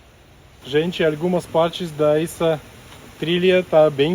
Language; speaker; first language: Portuguese; non-native, learner; Russian